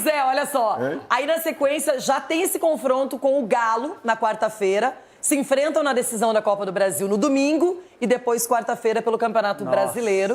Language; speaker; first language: Portuguese; native; Portuguese